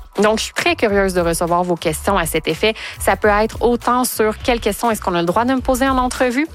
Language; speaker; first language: French; native; French